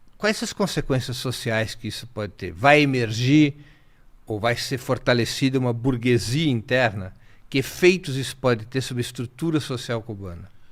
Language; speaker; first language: Portuguese; native; Portuguese